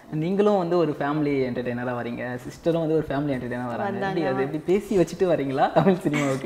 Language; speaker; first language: Tamil; native; Tamil